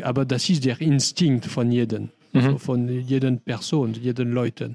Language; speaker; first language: German; non-native, learner; French